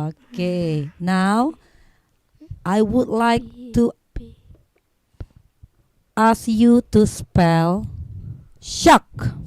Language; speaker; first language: English; non-native, learner; Indonesian